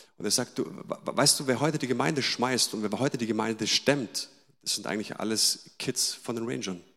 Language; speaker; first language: German; native; German